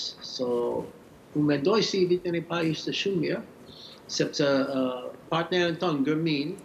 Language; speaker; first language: Albanian; early bilingual, heritage; English